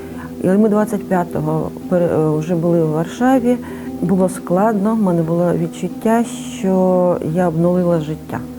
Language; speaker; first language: Ukrainian; native; Ukrainian